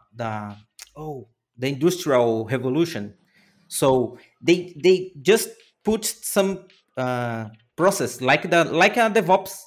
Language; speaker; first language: English; non-native, learner; Portuguese